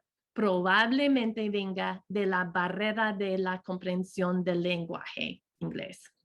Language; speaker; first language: Spanish; non-native, fluent; English